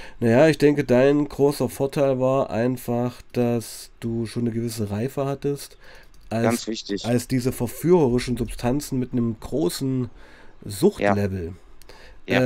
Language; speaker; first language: German; native; German